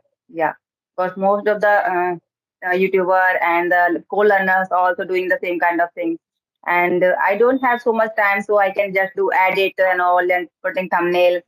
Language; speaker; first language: English; non-native, learner; Hindi